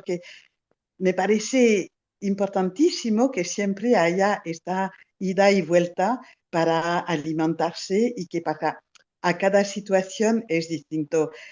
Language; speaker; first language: Spanish; non-native, fluent; French